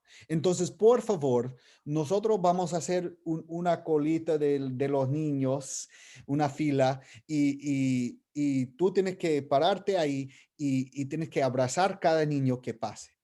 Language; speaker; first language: Spanish; non-native, fluent; English